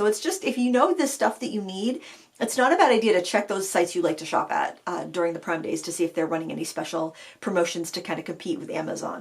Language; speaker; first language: English; native; English